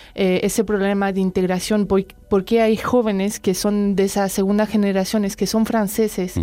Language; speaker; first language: Spanish; non-native, fluent; French